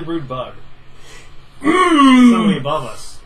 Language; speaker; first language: English; native; English